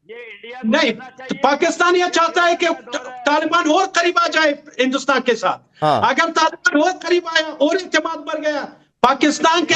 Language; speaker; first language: Hindi; non-native, fluent; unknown